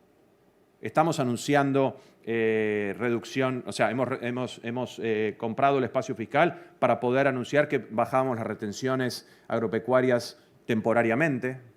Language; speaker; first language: Spanish; native; Spanish